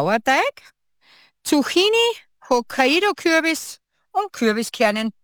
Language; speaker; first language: German; native; German